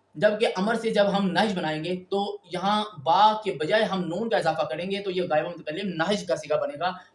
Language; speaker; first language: Urdu; native; Urdu